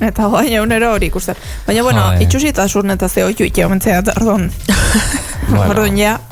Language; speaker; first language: Basque; native; Basque